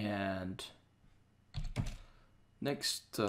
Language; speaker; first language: English; non-native, fluent; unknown